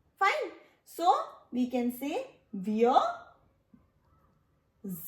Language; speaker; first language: German; non-native, learner; Hindi